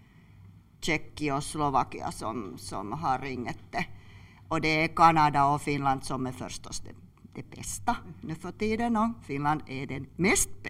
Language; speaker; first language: Swedish; non-native, local second language; Finnish